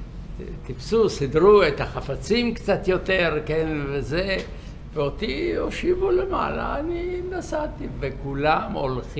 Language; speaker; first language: Hebrew; non-native, fluent; Yiddish